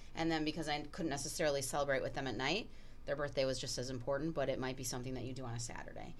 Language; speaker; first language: English; native; English